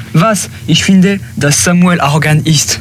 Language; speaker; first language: German; non-native, learner; French